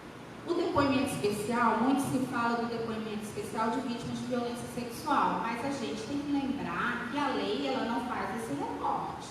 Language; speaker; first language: Portuguese; native; Portuguese